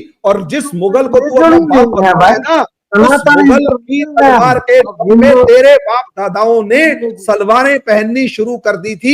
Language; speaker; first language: Hindi; native; Hindi